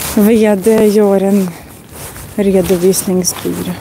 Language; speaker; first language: Swedish; non-native, fluent; Russian